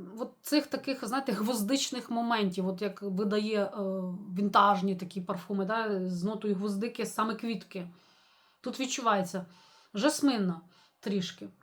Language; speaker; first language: Ukrainian; non-native, local second language; Russian